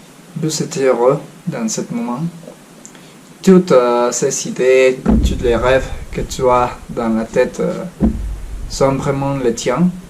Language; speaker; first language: French; non-native, fluent; Spanish